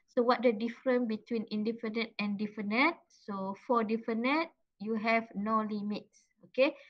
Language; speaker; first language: English; non-native, local second language; Malay